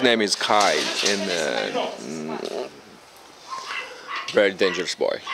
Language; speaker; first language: English; non-native, learner; Japanese